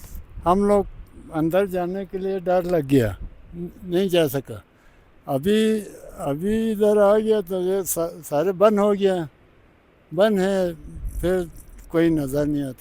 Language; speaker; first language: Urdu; non-native, local second language; Balti